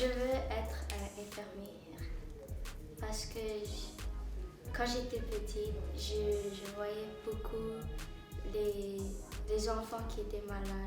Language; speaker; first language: French; non-native, fluent; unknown